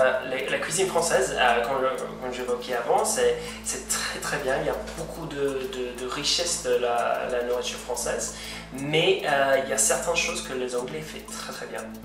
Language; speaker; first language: French; non-native, fluent; English